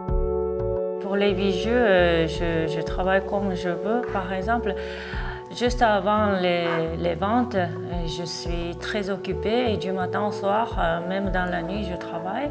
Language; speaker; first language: French; non-native, fluent; Japanese